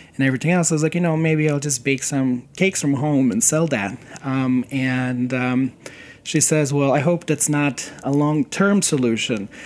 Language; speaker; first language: English; non-native, fluent; Serbian